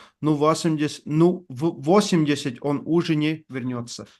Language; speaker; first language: Russian; non-native, fluent; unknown